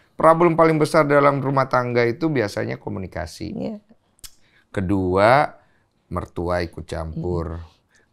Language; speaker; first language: Indonesian; native; Indonesian